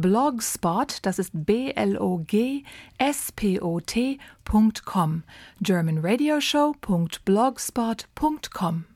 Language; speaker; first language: German; native; German